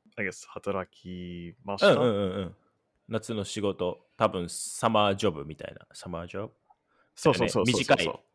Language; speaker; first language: Japanese; non-native, learner; English